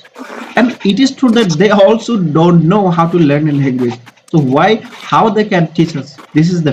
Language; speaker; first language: English; non-native, fluent; Bangla